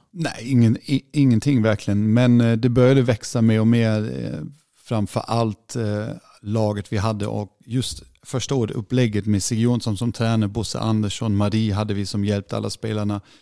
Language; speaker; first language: Swedish; non-native, fluent; German